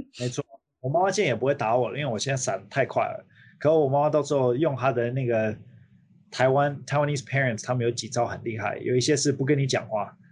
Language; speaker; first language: Chinese; early bilingual, heritage; Chinese